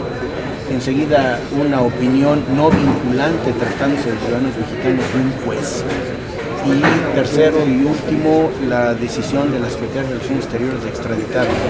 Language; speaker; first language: Spanish; native; Spanish